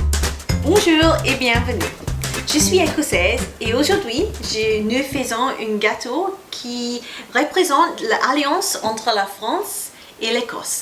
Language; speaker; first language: French; non-native, learner; English